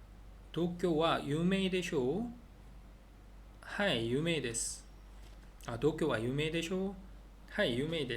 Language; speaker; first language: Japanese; non-native, learner; Korean